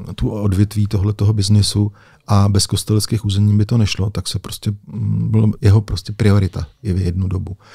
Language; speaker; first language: Czech; native; Czech